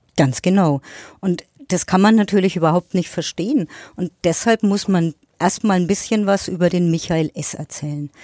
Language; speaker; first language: German; native; German